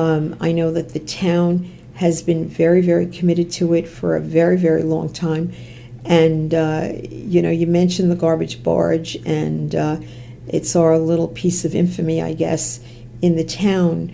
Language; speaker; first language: English; native; English